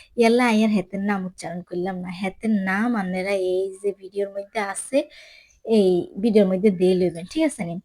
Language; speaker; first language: Bangla; native; Bangla